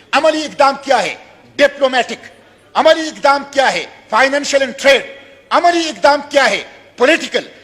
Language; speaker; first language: Urdu; non-native, local second language; Pashto